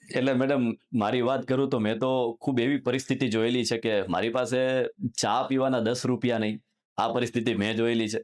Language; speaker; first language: Gujarati; native; Gujarati